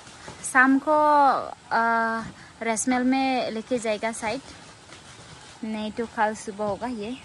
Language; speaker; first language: Hindi; non-native, local second language; Garo